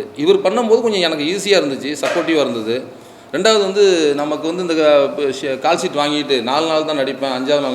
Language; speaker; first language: Tamil; native; Tamil